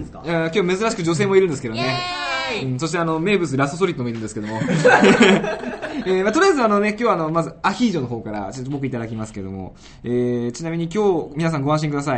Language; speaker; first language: Japanese; native; Japanese